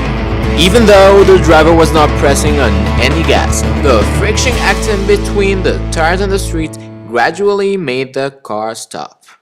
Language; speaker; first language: English; non-native, fluent; Arabic